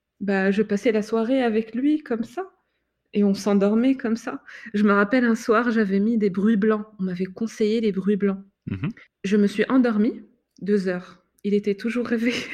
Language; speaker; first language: French; non-native, fluent; Arabic